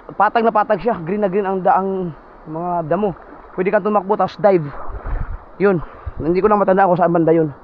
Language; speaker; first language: Filipino; native; Filipino